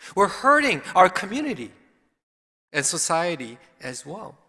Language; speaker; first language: English; early bilingual, other home language; Korean